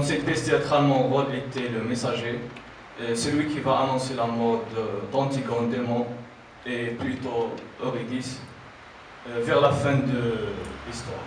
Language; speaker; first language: French; non-native, learner; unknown